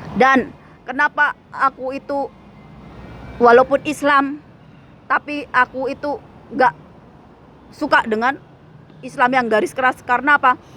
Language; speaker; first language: Indonesian; non-native, local second language; Javanese